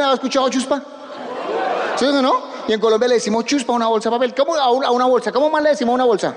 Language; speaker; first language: Spanish; native; Spanish